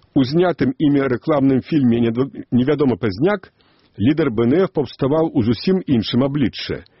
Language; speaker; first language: Belarusian; native; Belarusian